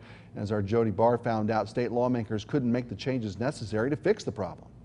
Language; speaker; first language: English; native; English